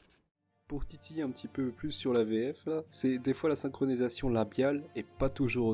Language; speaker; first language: French; native; French